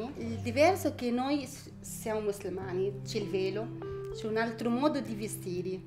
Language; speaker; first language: Italian; non-native, learner; Arabic